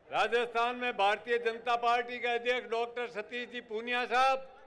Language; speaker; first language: Hindi; native; Hindi